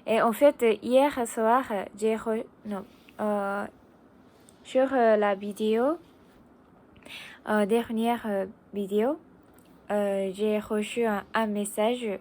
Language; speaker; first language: French; non-native, learner; Japanese